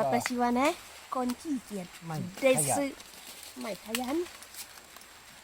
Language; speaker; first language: Japanese; non-native, learner; Thai